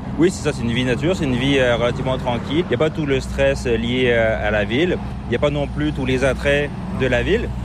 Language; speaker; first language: French; native; French